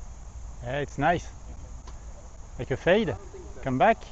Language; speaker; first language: English; non-native, learner; French